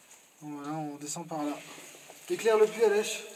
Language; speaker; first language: French; native; French